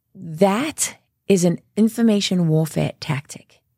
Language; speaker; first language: English; native; English